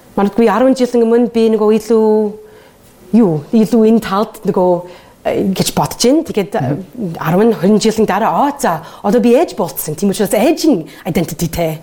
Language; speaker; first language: Mongolian; non-native, learner; English